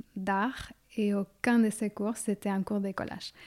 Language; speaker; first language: French; non-native, fluent; Spanish